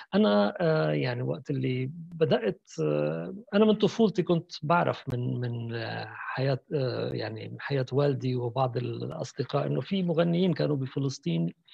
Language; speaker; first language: Arabic; native; Arabic